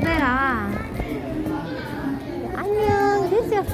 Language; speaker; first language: Korean; non-native, learner; Kazakh